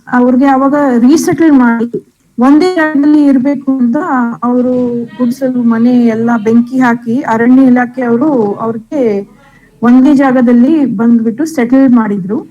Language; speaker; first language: Kannada; non-native, local second language; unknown